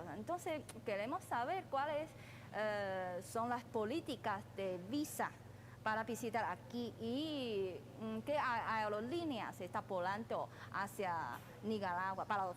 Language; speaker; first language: Spanish; non-native, fluent; Chinese